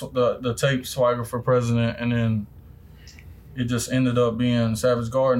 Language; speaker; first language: English; native; English